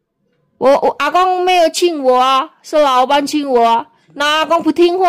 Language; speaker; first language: Chinese; non-native, local second language; Indonesian